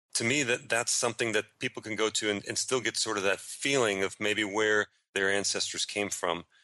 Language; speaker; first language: English; native; English